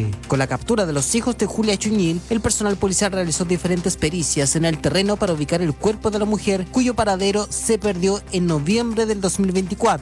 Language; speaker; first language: Spanish; native; Spanish